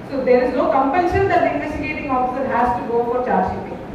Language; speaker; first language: English; non-native, local second language; Malayalam